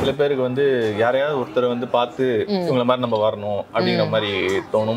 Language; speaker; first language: Tamil; native; Tamil